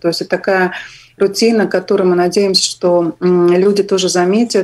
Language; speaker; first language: Russian; non-native, local second language; Latvian